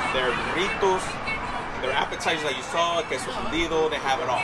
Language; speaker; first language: English; early bilingual, other home language; Spanish